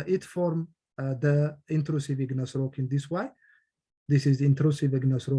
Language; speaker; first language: English; non-native, local second language; Amharic